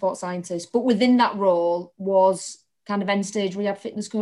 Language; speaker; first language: English; native; English